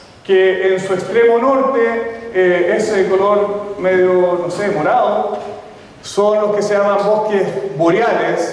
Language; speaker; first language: Spanish; native; Spanish